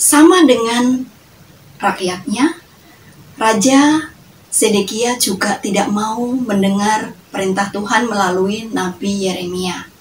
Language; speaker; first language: Indonesian; native; Indonesian